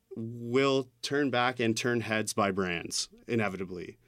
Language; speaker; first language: English; native; English